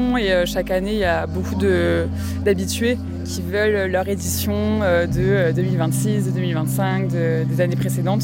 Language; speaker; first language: French; native; French